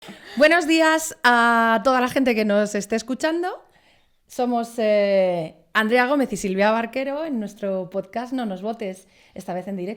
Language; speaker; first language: Spanish; native; Spanish